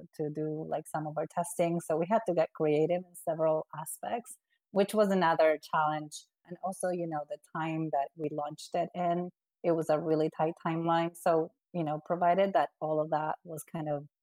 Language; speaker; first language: English; non-native, fluent; Spanish